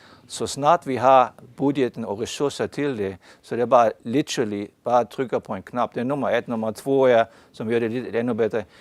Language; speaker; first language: Swedish; non-native, fluent; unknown